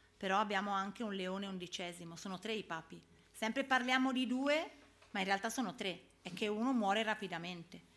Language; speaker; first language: Italian; native; Italian